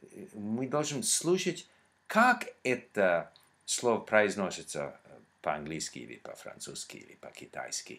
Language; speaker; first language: Russian; non-native, learner; English